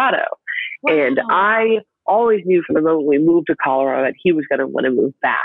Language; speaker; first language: English; native; English